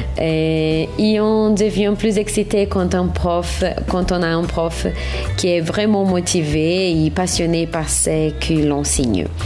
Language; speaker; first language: French; non-native, learner; Portuguese